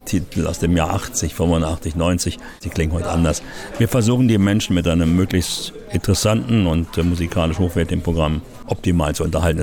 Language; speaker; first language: German; native; German